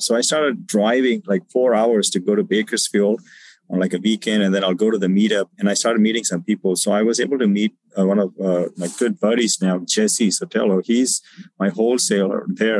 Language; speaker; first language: English; non-native, local second language; Tamil